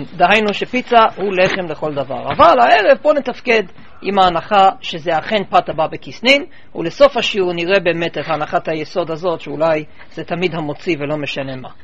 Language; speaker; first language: Hebrew; non-native, fluent; English